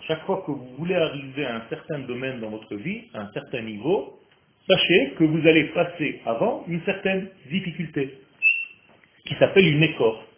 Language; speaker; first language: French; non-native, fluent; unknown